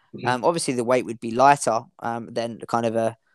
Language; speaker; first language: English; native; English